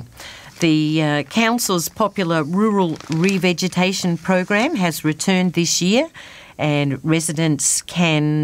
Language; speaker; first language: English; native; English